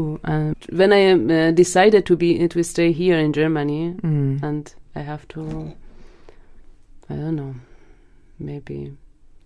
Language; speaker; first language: English; non-native, learner; Persian